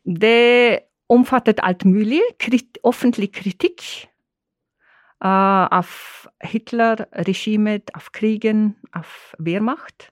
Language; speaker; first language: Norwegian; non-native, fluent; German